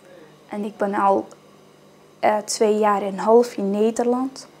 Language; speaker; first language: Dutch; non-native, learner; Arabic